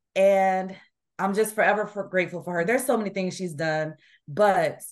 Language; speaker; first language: English; native; English